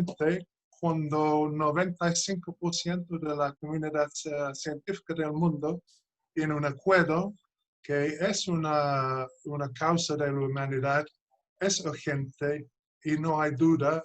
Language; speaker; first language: Spanish; non-native, fluent; English